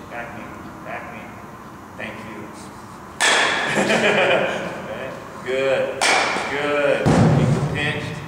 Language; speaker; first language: English; native; English